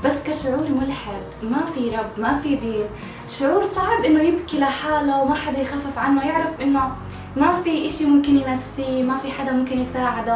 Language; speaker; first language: Arabic; native; Arabic